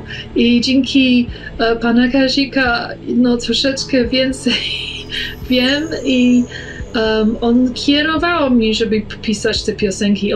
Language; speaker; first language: Polish; early bilingual, heritage; English